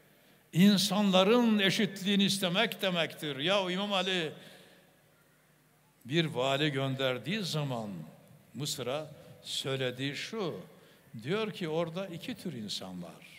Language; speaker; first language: Turkish; native; Turkish